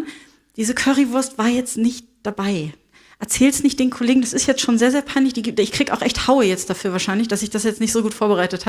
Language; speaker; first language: German; native; German